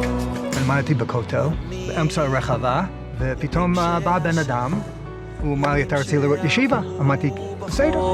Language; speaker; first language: Hebrew; non-native, learner; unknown